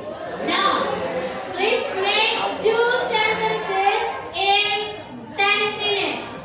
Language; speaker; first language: English; non-native, local second language; Indonesian